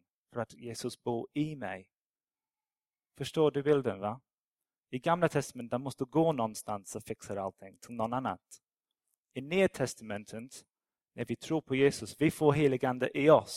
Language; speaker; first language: Swedish; non-native, fluent; English